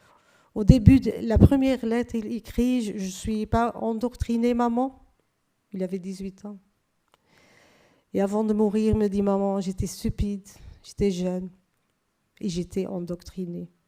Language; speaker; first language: French; non-native, fluent; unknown